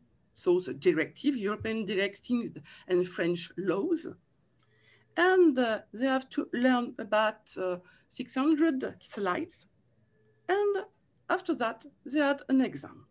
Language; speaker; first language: English; non-native, learner; French